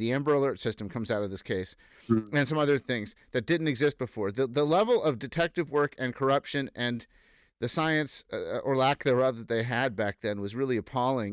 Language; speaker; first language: English; native; English